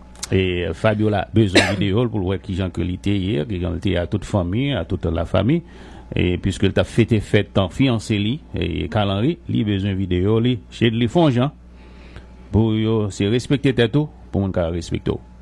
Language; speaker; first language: French; native; French